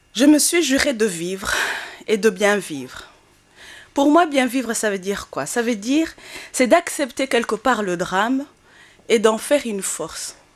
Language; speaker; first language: French; non-native, local second language; Kinyarwanda